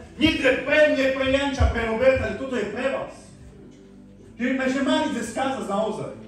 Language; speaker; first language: Slovak; non-native, local second language; Romany